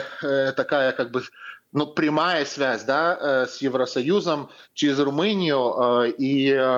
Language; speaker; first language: Russian; non-native, fluent; Lithuanian